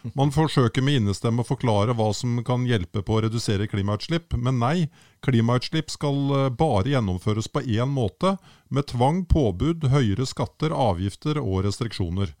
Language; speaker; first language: Norwegian; native; Norwegian